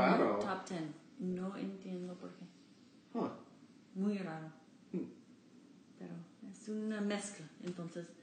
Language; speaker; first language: Spanish; non-native, learner; English